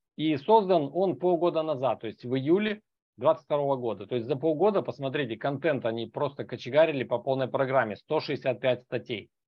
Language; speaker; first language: Russian; native; Russian